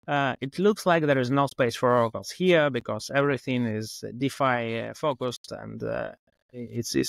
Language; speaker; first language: English; non-native, fluent; Russian